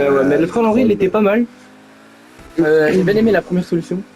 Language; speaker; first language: French; native; French